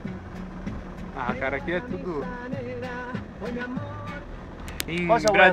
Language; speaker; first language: Italian; non-native, learner; Portuguese